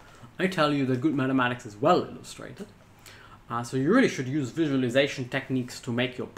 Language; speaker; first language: English; non-native, fluent; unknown